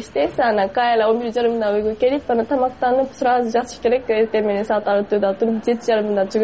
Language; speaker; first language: Kyrgyz; non-native, fluent; Japanese